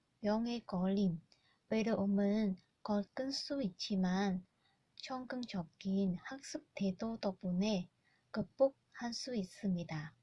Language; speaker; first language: Korean; non-native, learner; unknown